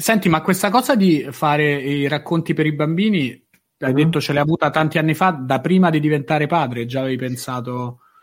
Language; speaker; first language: Italian; native; Italian